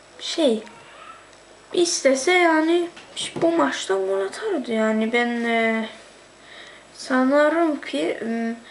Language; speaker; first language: Turkish; early bilingual, heritage; Turkish